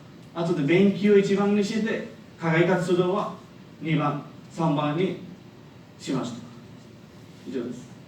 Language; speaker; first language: Japanese; non-native, learner; Bangla